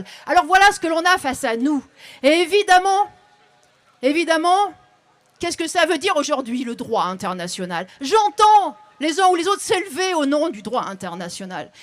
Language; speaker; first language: French; native; French